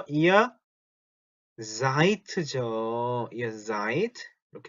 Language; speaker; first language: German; non-native, fluent; Korean